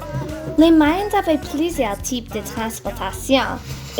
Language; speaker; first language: French; non-native, learner; English